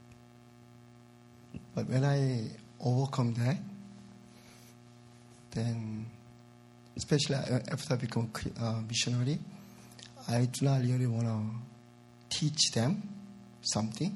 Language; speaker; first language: English; non-native, learner; Korean